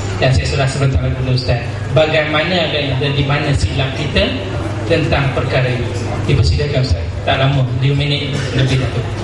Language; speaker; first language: Malay; native; Malay